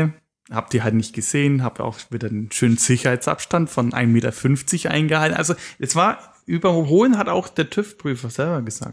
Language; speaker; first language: German; native; German